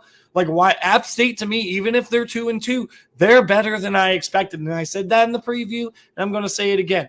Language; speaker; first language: English; native; English